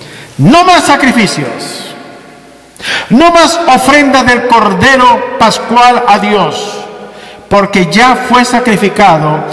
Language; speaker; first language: Spanish; native; Spanish